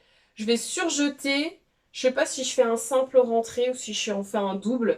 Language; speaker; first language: French; native; French